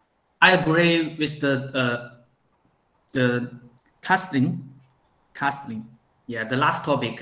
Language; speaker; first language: English; non-native, learner; Chinese